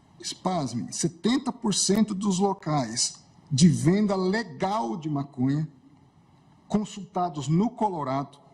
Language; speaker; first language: Portuguese; native; Portuguese